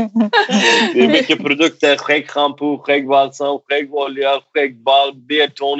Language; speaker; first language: Swedish; non-native, fluent; Persian